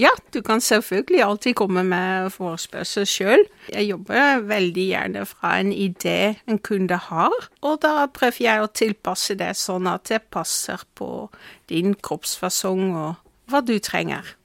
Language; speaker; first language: Norwegian; non-native, fluent; Dutch